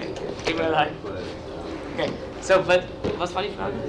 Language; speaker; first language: German; non-native, fluent; English